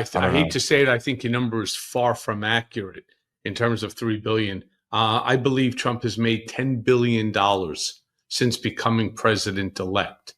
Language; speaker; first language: English; native; English